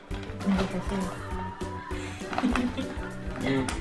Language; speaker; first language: Korean; non-native, learner; Vietnamese